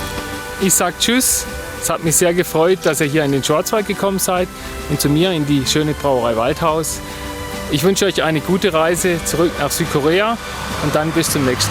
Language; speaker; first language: German; native; German